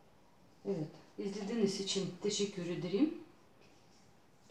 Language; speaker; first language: Turkish; non-native, learner; Russian